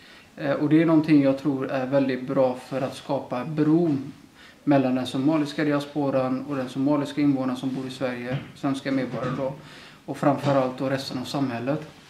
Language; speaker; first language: Swedish; early bilingual, other home language; Somali